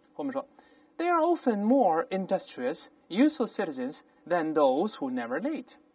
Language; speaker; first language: English; non-native, fluent; Chinese